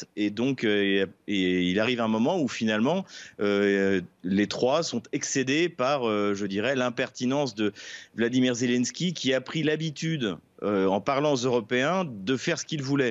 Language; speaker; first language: French; native; French